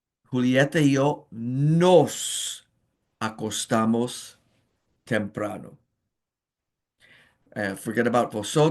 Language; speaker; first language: Spanish; non-native, fluent; English